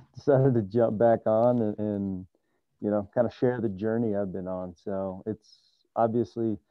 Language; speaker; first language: English; native; English